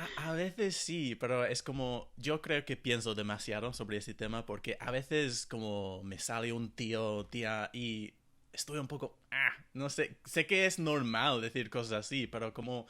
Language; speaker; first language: Spanish; non-native, fluent; English